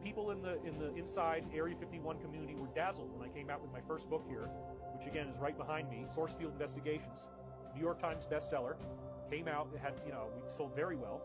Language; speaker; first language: English; native; English